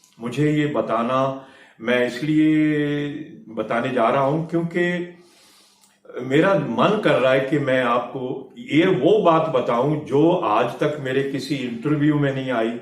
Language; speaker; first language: Hindi; native; Hindi